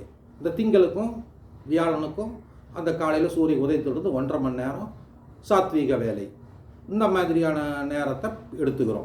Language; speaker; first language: Tamil; native; Tamil